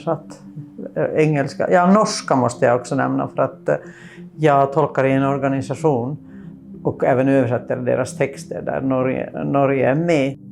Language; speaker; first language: Swedish; non-native, local second language; Finnish